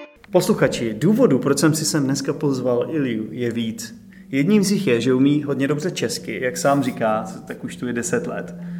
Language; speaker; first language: Czech; native; Czech